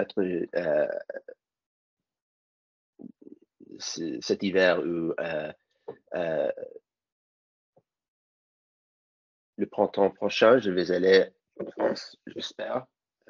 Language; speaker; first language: French; non-native, learner; English